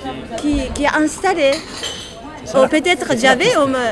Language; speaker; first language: French; non-native, learner; Japanese